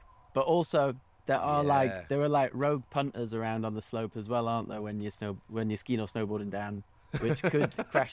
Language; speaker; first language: English; native; English